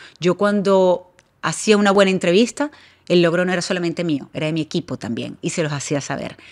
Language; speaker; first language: Spanish; native; Spanish